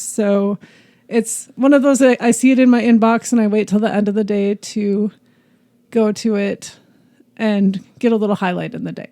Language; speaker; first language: English; native; English